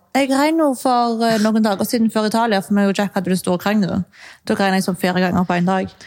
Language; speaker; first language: Norwegian; early bilingual, other home language; Arabic